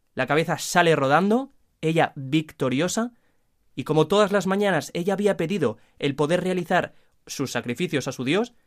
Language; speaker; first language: Spanish; native; Spanish